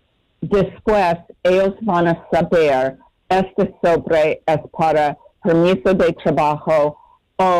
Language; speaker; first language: Spanish; non-native, fluent; English